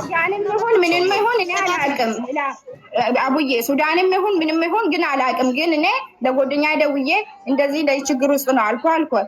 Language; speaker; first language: Amharic; non-native, local second language; Oromo